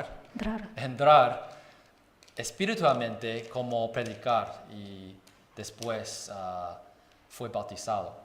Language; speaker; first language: Spanish; non-native, fluent; Chinese